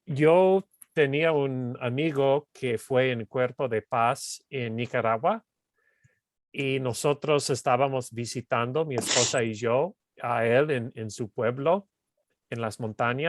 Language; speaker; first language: Spanish; non-native, fluent; English